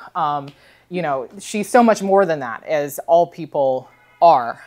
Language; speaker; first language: English; native; English